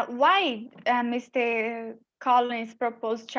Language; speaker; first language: English; non-native, learner; Portuguese